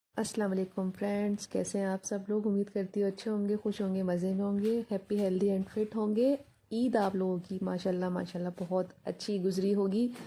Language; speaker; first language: Urdu; native; Urdu